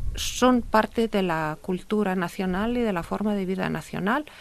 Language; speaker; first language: Spanish; early bilingual, heritage; Russian